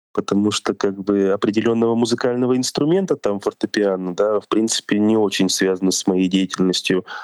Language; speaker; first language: Russian; native; Russian